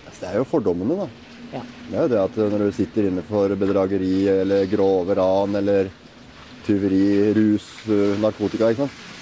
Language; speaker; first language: Norwegian; native; Norwegian